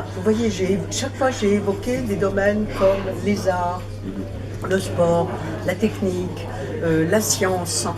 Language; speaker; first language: French; native; French